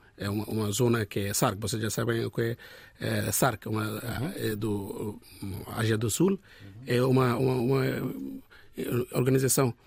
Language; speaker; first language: Portuguese; non-native, learner; Bangla